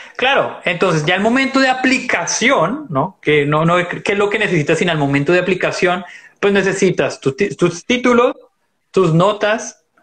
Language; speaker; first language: Spanish; native; Spanish